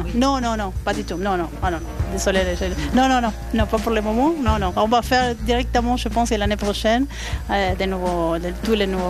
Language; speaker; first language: French; non-native, learner; Spanish